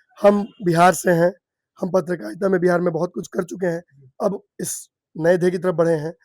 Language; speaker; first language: Hindi; native; Hindi